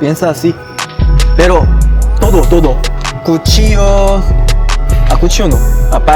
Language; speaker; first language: Spanish; non-native, learner; Korean